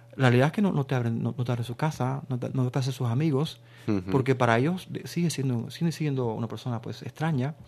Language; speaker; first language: Spanish; early bilingual, other home language; Bulgarian